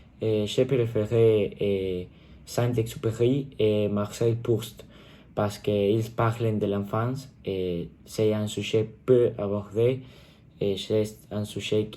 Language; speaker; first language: French; non-native, learner; Spanish